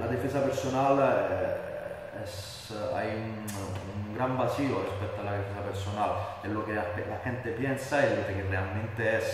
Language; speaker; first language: Spanish; non-native, fluent; Italian